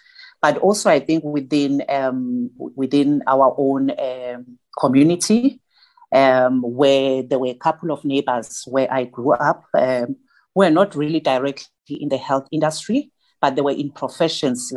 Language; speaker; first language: English; non-native, local second language; Zulu